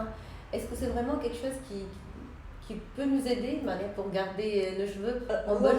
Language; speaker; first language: French; non-native, local second language; Arabic